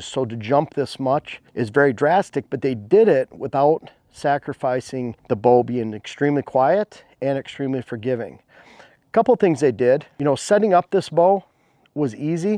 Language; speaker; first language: English; native; English